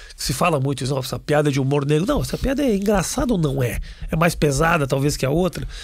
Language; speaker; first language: Portuguese; native; Portuguese